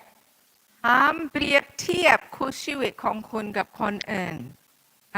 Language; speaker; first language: Thai; non-native, fluent; English